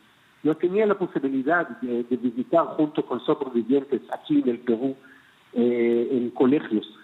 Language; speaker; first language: Spanish; non-native, fluent; Hebrew